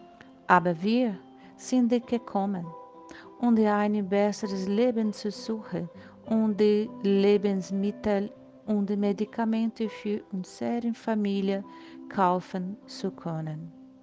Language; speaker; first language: German; non-native, learner; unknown